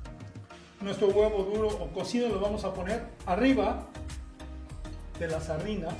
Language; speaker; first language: Spanish; native; Spanish